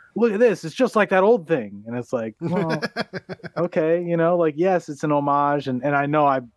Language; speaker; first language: English; early bilingual, other home language; Arabic